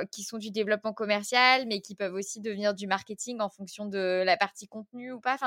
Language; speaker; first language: French; native; French